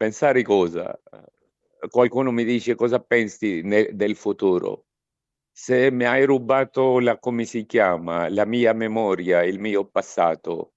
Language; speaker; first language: Italian; non-native, fluent; Arabic